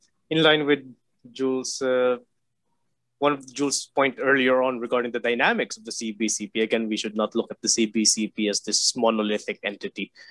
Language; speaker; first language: English; non-native, local second language; Filipino